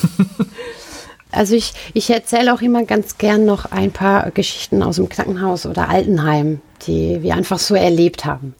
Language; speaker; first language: German; native; German